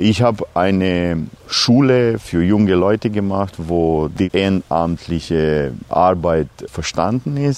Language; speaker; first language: German; non-native, fluent; Romanian